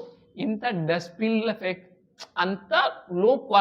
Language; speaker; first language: Telugu; non-native, learner; Tamil